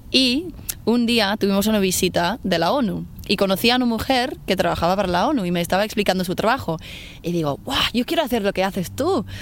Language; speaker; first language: Spanish; non-native, fluent; English